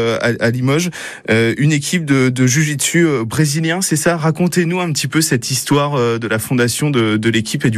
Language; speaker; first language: French; native; French